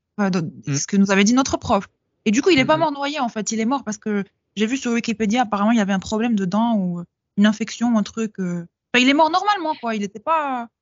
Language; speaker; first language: French; non-native, local second language; Arabic